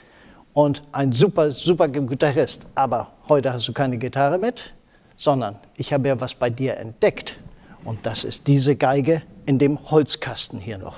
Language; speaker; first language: German; native; German